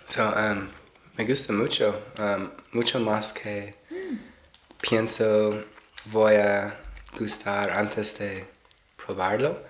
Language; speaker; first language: Spanish; non-native, learner; English